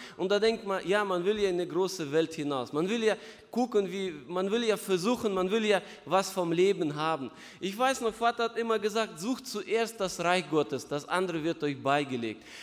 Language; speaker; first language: German; non-native, fluent; Russian